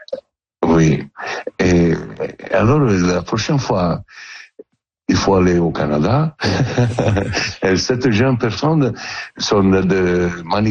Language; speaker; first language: French; non-native, learner; Italian